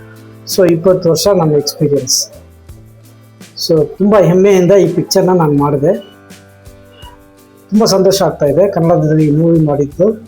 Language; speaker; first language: Kannada; non-native, local second language; Tamil